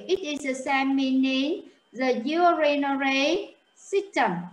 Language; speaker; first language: English; non-native, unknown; Vietnamese